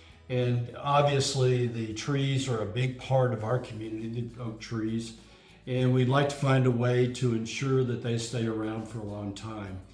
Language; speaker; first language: English; native; English